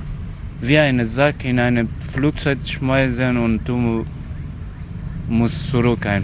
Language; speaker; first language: German; non-native, fluent; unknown